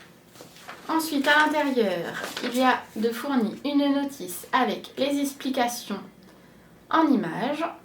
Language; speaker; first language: French; native; French